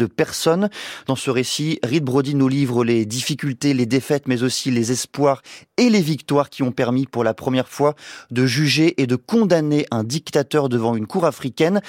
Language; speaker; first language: French; native; French